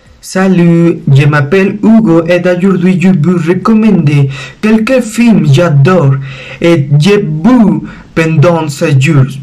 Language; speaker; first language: French; non-native, learner; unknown